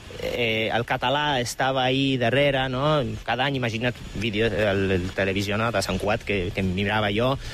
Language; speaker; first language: Catalan; non-native, fluent; Polish